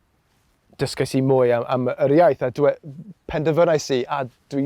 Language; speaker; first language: Welsh; non-native, local second language; English